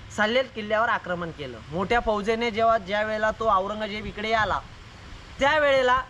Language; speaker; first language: Marathi; non-native, local second language; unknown